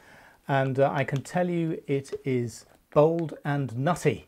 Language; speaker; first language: English; native; English